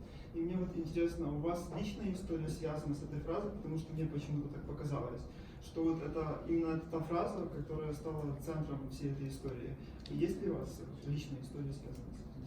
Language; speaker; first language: Russian; native; Russian